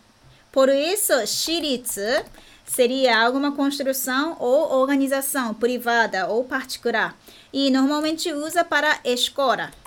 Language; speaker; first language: Portuguese; non-native, fluent; Japanese